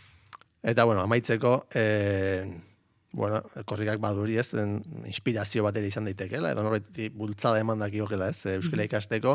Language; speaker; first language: Basque; native; Basque